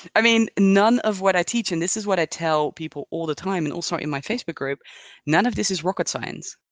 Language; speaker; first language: English; non-native, fluent; Dutch